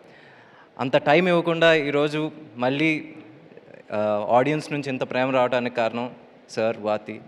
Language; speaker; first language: Telugu; native; Telugu